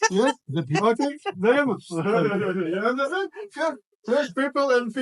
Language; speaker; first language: English; non-native, learner; Ingush